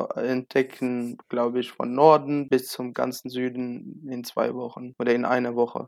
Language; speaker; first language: German; non-native, learner; Arabic